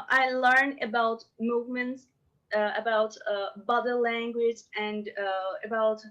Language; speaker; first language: English; non-native, learner; Persian